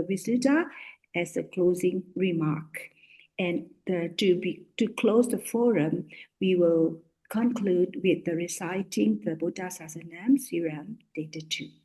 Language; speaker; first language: English; non-native, fluent; Burmese